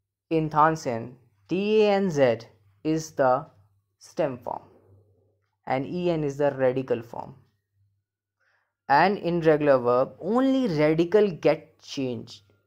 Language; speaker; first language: English; non-native, local second language; Hindi